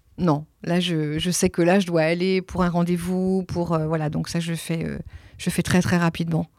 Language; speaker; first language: French; early bilingual, other home language; Italian